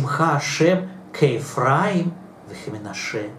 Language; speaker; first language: Hebrew; non-native, fluent; Russian